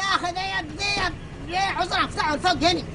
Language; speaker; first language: Arabic; native; Arabic